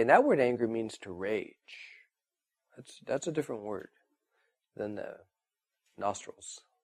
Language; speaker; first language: English; native; English